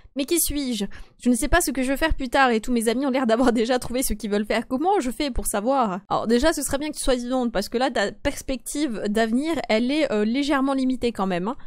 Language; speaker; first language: French; native; French